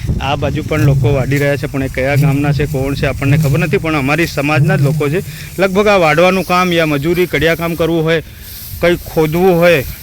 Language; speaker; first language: Gujarati; non-native, local second language; Bhili